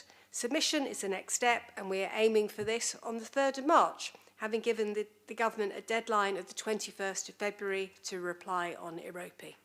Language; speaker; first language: English; native; English